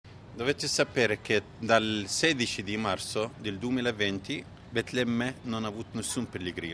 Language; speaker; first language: Italian; non-native, fluent; Arabic